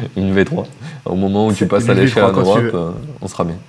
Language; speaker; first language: French; native; French